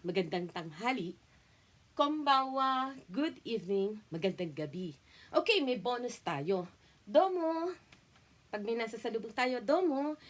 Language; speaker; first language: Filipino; native; Filipino